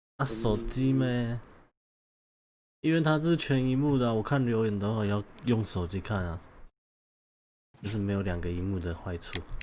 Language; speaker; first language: Chinese; native; Chinese